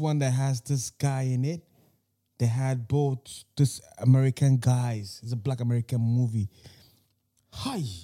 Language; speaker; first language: English; non-native, local second language; Igbo